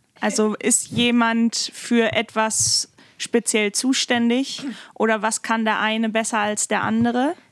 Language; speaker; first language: German; native; German